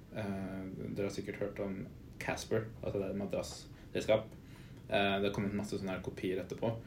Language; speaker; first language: Norwegian; early bilingual, other home language; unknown